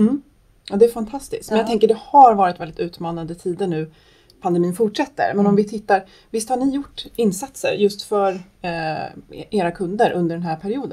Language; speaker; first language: Swedish; native; Swedish